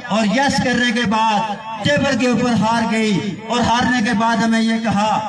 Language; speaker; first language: Urdu; non-native, local second language; Pahari-Potwari